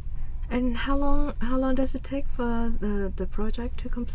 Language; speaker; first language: English; non-native, fluent; Thai